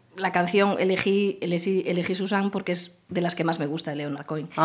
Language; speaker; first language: Spanish; native; Spanish